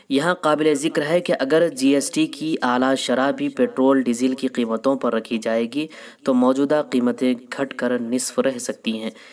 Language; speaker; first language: Urdu; native; Urdu